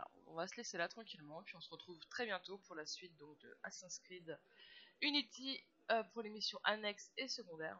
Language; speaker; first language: French; native; French